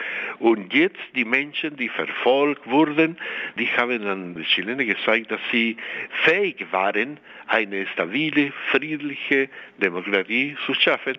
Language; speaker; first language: German; non-native, fluent; Spanish